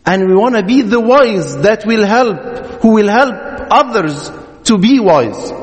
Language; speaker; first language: English; non-native, fluent; Arabic